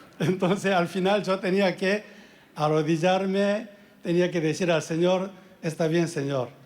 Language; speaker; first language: Spanish; non-native, fluent; Korean